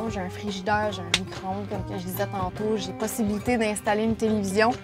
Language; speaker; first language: French; native; French